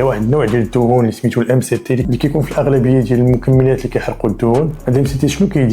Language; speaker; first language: Arabic; native; Arabic